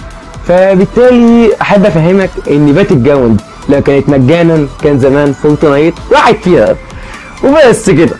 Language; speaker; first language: Arabic; native; Arabic